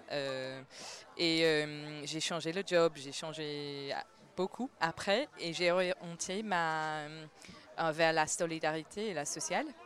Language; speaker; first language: French; non-native, fluent; English